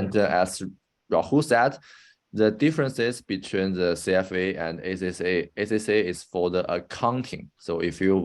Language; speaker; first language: English; non-native, fluent; Chinese